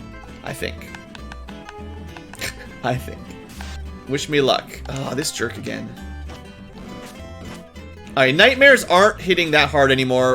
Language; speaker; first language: English; native; English